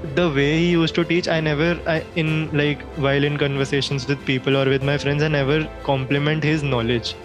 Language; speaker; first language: English; non-native, local second language; Hindi